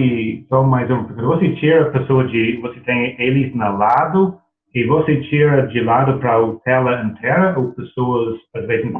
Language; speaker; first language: Portuguese; non-native, learner; English